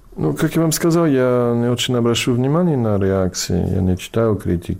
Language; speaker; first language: Russian; non-native, learner; English